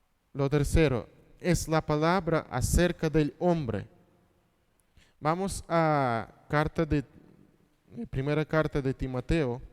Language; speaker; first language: Spanish; non-native, fluent; Russian